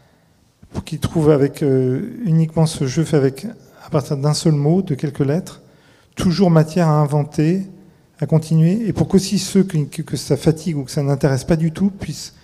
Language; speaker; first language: French; native; French